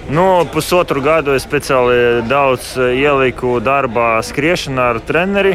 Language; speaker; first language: Latvian; non-native, local second language; Russian